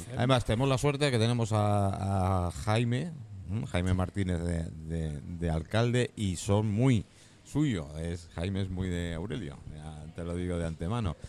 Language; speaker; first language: Spanish; non-native, fluent; English